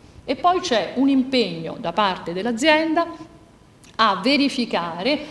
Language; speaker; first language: Italian; native; Italian